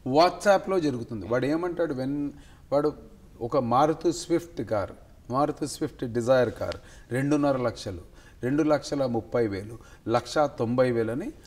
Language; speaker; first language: Telugu; native; Telugu